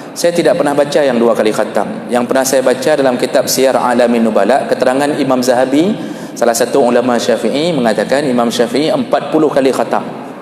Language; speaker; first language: Malay; non-native, local second language; Achinese